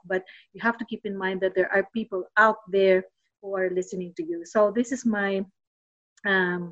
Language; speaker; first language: English; non-native, local second language; Filipino